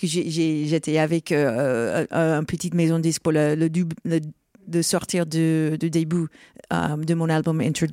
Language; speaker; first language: French; non-native, learner; English